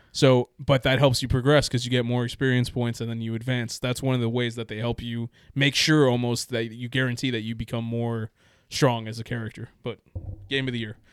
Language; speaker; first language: English; native; English